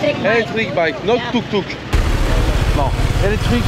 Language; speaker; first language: English; non-native, learner; French